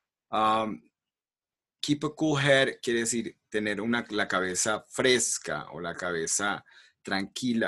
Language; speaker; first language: Spanish; native; Spanish